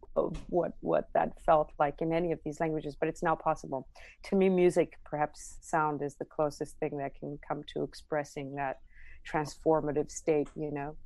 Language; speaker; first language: English; non-native, fluent; Armenian